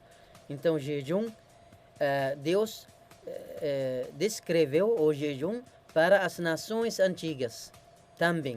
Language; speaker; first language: Portuguese; non-native, learner; Arabic